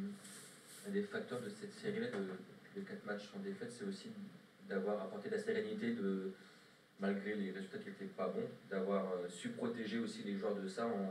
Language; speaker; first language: French; native; French